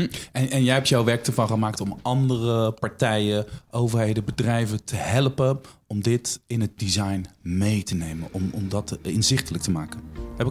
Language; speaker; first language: Dutch; native; Dutch